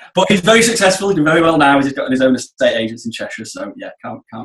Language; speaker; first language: English; native; English